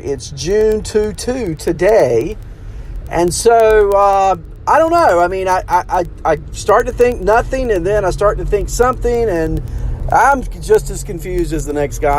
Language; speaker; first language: English; native; English